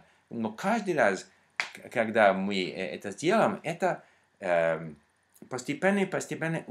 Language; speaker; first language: Russian; non-native, learner; English